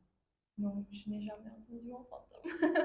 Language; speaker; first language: French; non-native, fluent; English